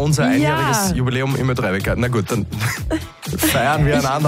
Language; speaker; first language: German; native; German